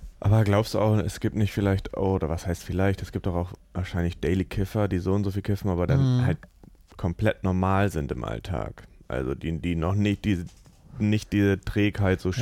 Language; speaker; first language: German; native; German